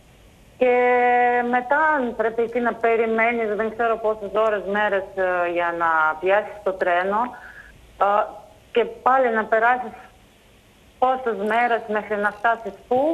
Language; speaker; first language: Greek; non-native, fluent; Russian